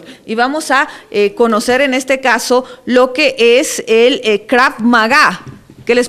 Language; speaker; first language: Spanish; native; Spanish